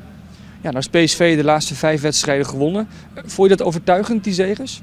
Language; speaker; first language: Dutch; native; Dutch